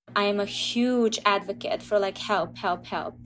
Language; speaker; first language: English; early bilingual, other home language; Russian